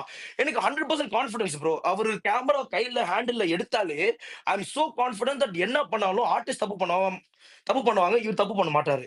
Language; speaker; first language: Tamil; native; Tamil